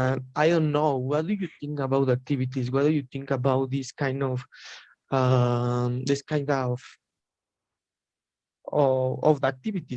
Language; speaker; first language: English; non-native, learner; Spanish